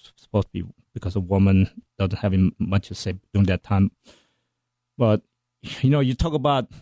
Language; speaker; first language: English; non-native, fluent; Korean